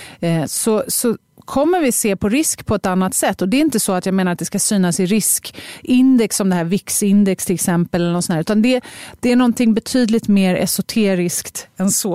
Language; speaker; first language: Swedish; native; Swedish